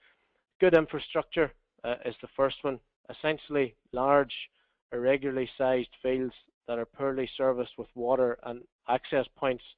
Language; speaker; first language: English; native; English